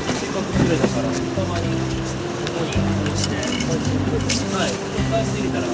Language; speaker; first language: Japanese; native; Japanese